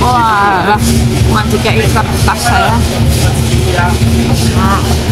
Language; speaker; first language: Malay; non-native, local second language; Javanese